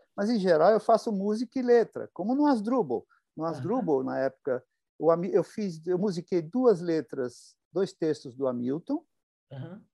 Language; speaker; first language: Portuguese; native; Portuguese